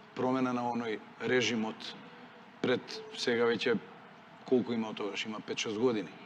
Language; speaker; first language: Macedonian; non-native, local second language; Albanian